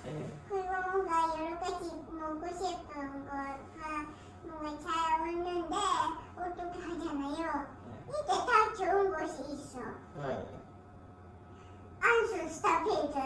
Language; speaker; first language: Korean; non-native, fluent; Japanese